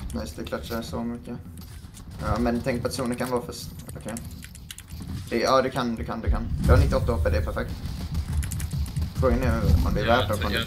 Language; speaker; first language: Swedish; native; Swedish